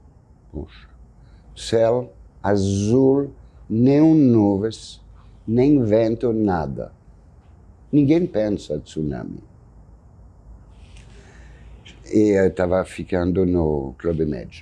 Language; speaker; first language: Portuguese; non-native, fluent; French